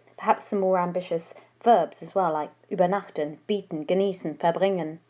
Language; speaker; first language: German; non-native, fluent; English